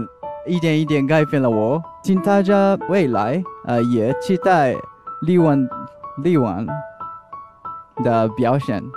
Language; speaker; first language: Chinese; non-native, learner; Japanese